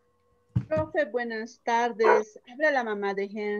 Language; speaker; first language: Spanish; native; Spanish